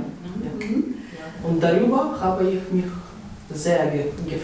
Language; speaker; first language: German; non-native, learner; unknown